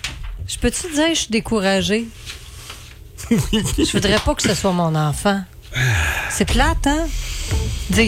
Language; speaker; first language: French; native; French